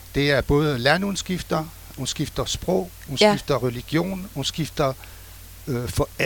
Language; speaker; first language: Danish; non-native, fluent; French